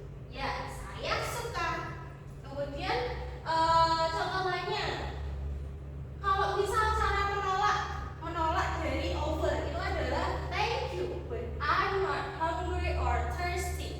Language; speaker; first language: Indonesian; native; Indonesian